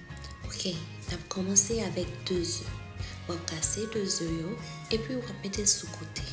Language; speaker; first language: French; non-native, local second language; Haitian Creole